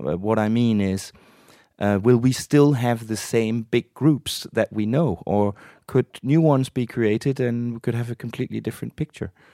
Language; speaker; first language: English; non-native, fluent; Danish